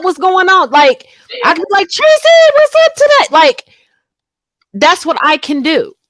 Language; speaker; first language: English; native; English